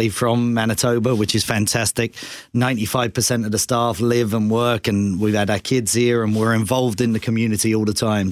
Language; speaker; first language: English; native; English